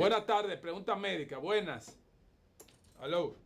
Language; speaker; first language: Spanish; native; Spanish